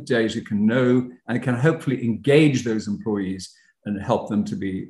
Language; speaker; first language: English; native; English